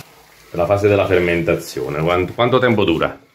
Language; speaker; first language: Italian; native; Italian